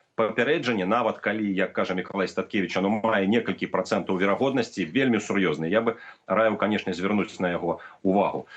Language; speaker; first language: Belarusian; native; Belarusian